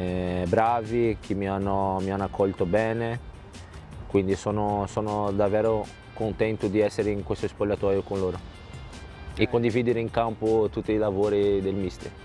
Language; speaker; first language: Italian; non-native, fluent; Portuguese